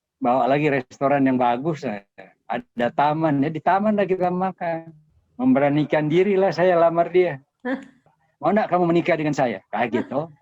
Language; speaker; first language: Indonesian; native; Indonesian